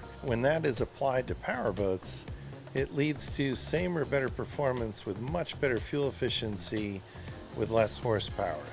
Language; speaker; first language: English; native; English